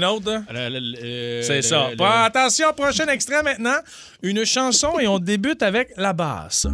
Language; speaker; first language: French; native; French